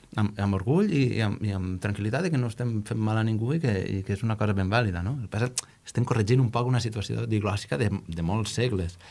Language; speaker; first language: Catalan; native; Catalan